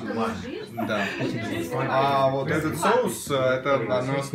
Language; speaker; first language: Russian; non-native, fluent; Georgian